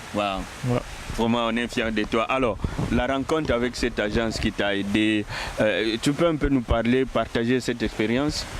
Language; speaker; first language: French; non-native, local second language; Lingala